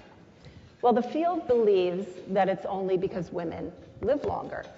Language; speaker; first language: English; native; English